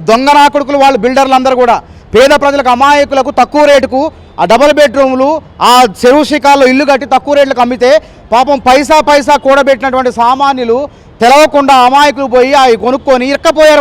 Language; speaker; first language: Telugu; native; Telugu